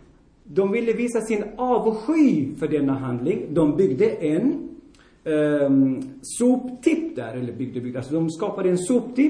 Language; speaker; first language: Swedish; non-native, fluent; Armenian